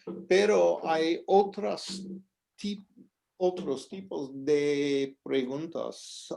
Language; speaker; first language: Spanish; non-native, fluent; English